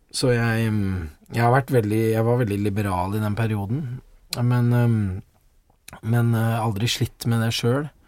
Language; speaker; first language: Norwegian; native; Norwegian